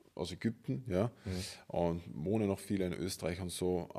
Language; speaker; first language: German; native; German